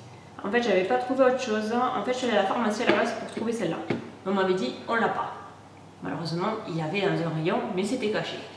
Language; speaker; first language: French; native; French